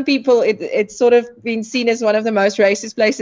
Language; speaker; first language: English; non-native, local second language; Afrikaans